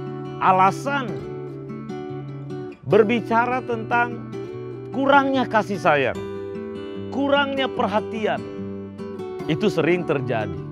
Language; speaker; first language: Indonesian; native; Indonesian